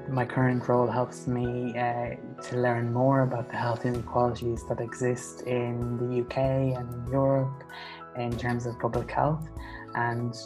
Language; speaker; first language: English; native; English